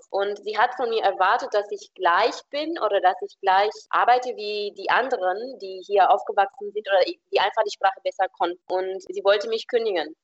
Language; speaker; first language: German; non-native, fluent; Romanian